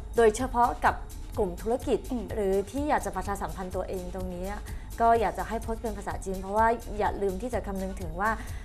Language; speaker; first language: Thai; non-native, fluent; Chinese